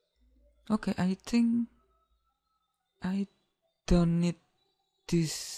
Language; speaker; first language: English; non-native, learner; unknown